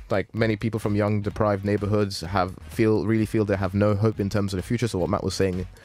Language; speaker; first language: English; native; English